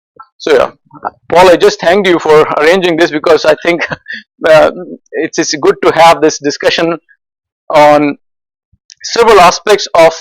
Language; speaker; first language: English; non-native, fluent; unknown